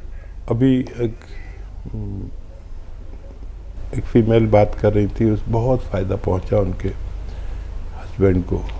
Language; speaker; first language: Hindi; native; Hindi